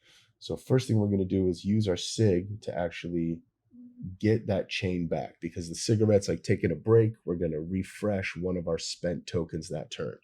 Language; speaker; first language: English; native; English